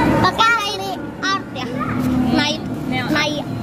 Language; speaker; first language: Indonesian; native; Indonesian